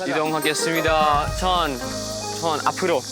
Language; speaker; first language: Korean; non-native, learner; Japanese